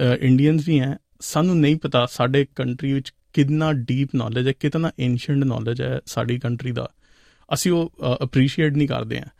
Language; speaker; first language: Punjabi; non-native, local second language; Hindi